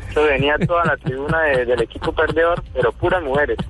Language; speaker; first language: Spanish; native; Spanish